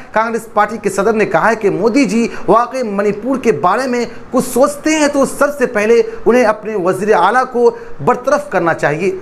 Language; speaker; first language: Urdu; native; Urdu